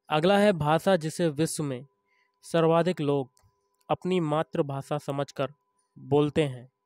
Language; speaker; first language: Hindi; native; Hindi